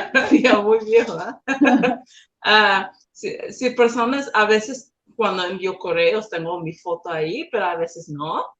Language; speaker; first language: Spanish; non-native, learner; English